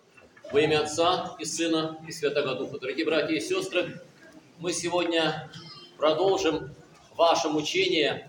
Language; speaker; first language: Russian; native; Russian